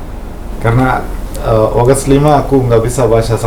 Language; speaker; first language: Indonesian; non-native, local second language; Malayalam